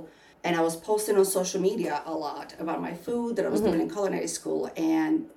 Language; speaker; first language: English; non-native, fluent; Albanian